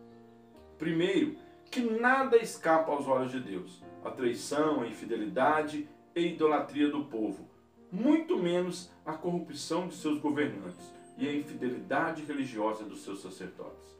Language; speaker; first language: Portuguese; native; Portuguese